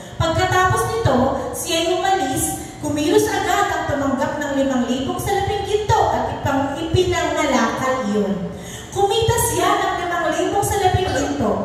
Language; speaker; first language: Filipino; native; Filipino